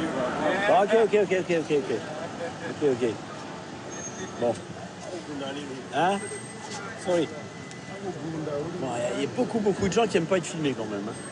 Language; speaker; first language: French; native; French